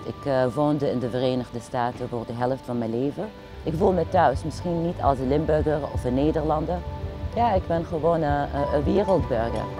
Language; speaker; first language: Dutch; non-native, fluent; Arabic